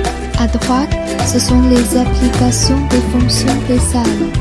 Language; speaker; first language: French; non-native, learner; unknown